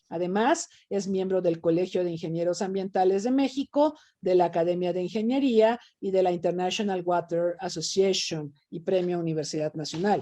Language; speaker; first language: Spanish; native; Spanish